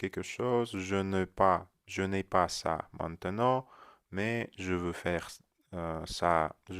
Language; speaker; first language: French; non-native, learner; Russian